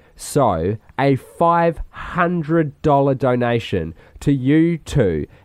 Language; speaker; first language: English; native; English